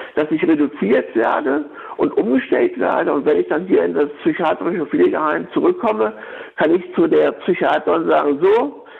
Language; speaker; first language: German; native; German